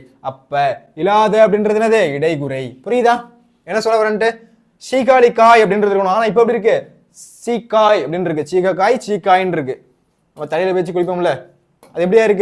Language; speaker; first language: Tamil; native; Tamil